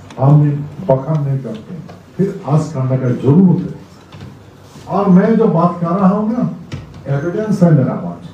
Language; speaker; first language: Hindi; non-native, local second language; Rangpuri